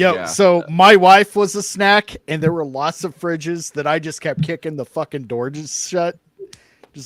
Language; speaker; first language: English; native; English